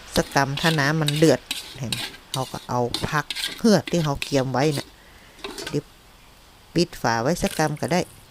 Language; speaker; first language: Thai; native; Thai